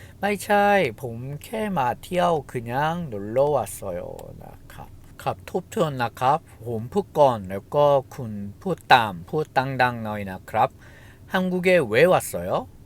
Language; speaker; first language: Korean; non-native, fluent; Thai